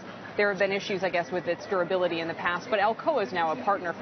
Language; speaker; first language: English; native; English